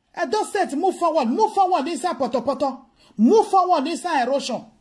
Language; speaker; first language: English; non-native, local second language; Bini